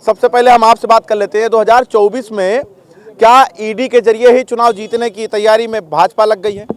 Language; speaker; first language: Hindi; native; Hindi